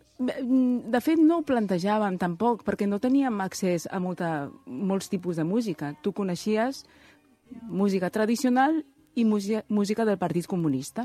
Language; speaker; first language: Catalan; early bilingual, other home language; Chinese